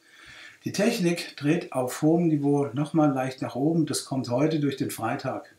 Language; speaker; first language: German; native; German